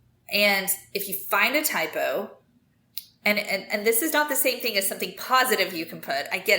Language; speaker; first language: English; native; English